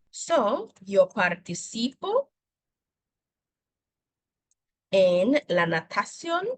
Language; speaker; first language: Spanish; non-native, fluent; English